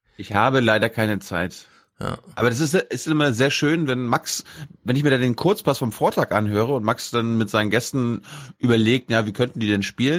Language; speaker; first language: German; native; German